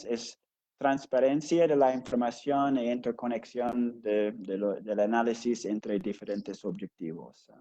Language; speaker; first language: Spanish; non-native, fluent; English